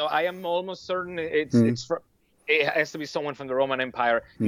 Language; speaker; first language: English; non-native, fluent; Spanish